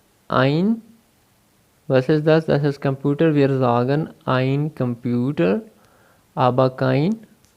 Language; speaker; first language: German; non-native, fluent; Urdu